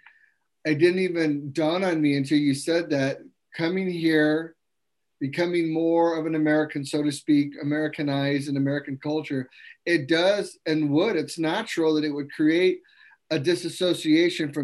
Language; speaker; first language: English; native; English